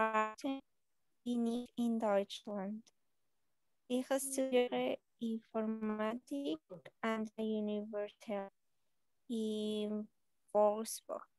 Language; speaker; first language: German; non-native, learner; Spanish